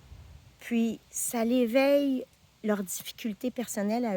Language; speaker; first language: French; native; French